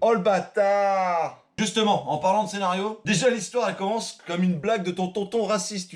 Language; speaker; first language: French; native; French